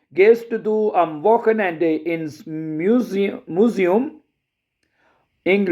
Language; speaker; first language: German; non-native, fluent; Urdu